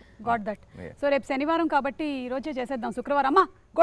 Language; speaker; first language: Telugu; native; Telugu